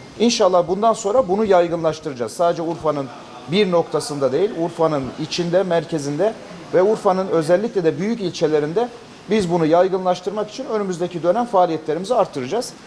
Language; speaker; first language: Turkish; native; Turkish